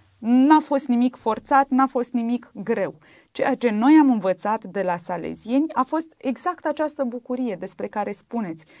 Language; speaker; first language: Romanian; native; Romanian